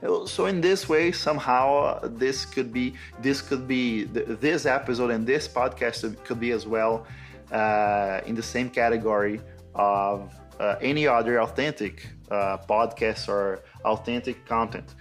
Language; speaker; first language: English; non-native, fluent; Portuguese